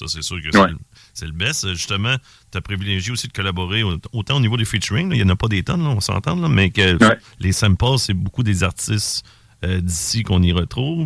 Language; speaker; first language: French; native; French